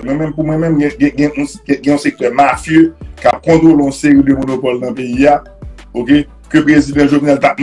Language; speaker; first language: French; non-native, local second language; Haitian Creole